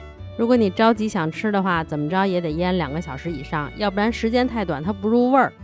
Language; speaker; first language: Chinese; native; Chinese